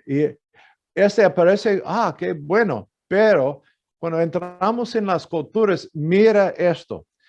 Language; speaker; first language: Spanish; non-native, fluent; English